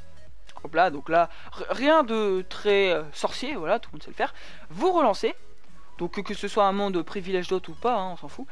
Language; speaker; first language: French; native; French